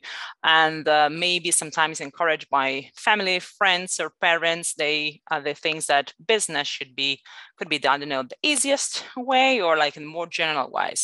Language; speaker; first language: English; non-native, fluent; Italian